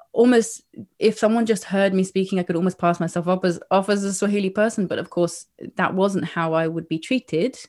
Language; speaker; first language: English; native; English